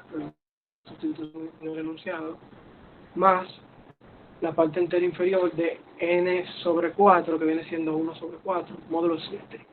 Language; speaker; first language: Spanish; native; Spanish